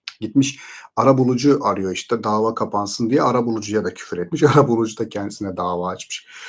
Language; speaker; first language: Turkish; native; Turkish